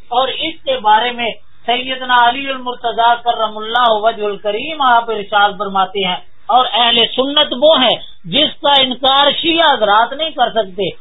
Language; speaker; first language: Urdu; native; Urdu